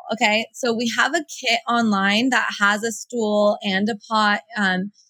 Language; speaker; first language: English; early bilingual, other home language; Persian